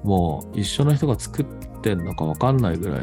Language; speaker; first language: Japanese; native; Japanese